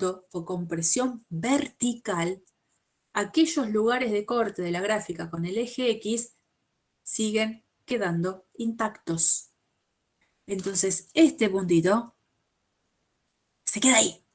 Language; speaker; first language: Spanish; native; Spanish